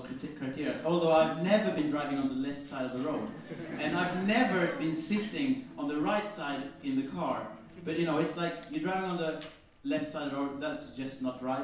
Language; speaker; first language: English; non-native, fluent; Mandingo